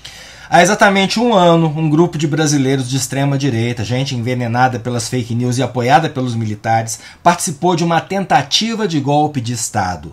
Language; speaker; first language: Portuguese; native; Portuguese